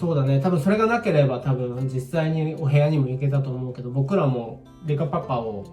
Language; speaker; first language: Japanese; native; Japanese